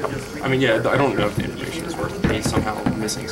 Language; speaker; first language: English; native; English